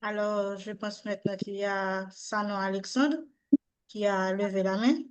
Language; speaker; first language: French; non-native, local second language; Haitian Creole